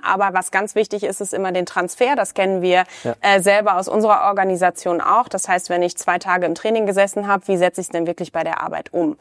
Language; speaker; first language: German; native; German